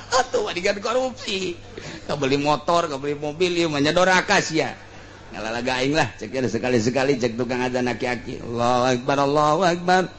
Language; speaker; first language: Sundanese; native; Sundanese